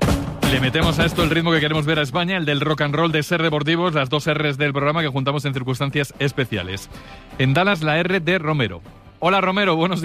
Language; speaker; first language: Spanish; native; Spanish